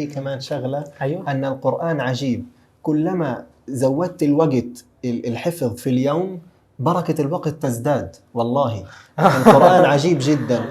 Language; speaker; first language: Arabic; native; Arabic